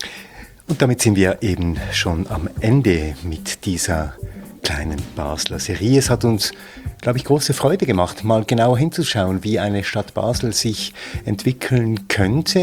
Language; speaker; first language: German; native; German